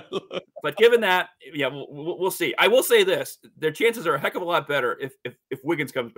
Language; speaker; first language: English; native; English